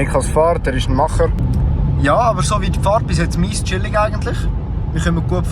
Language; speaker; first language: German; native; German